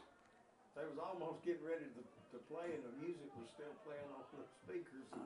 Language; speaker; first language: English; native; English